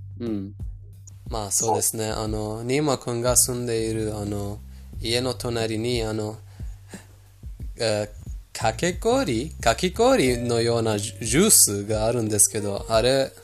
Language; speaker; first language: Japanese; non-native, fluent; Persian